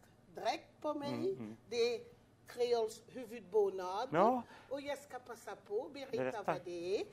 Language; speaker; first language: Swedish; non-native, fluent; French